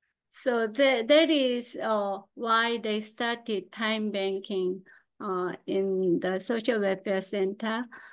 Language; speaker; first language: English; non-native, fluent; Korean